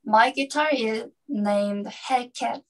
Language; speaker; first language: English; non-native, learner; Korean